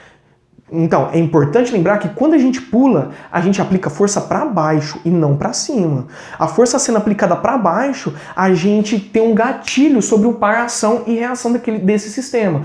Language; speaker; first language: Portuguese; native; Portuguese